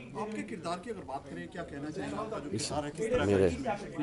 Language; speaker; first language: Hindi; native; Hindi